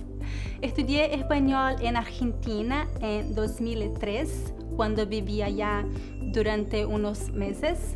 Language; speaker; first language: Spanish; non-native, learner; Portuguese